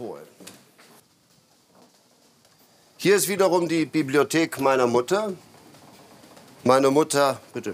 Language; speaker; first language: German; non-native, fluent; Polish